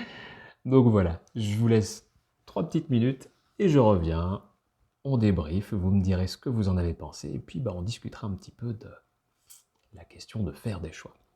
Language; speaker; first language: French; native; French